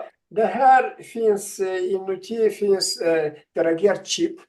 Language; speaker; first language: Swedish; non-native, fluent; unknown